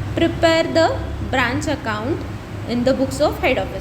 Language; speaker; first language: Hindi; non-native, local second language; Marathi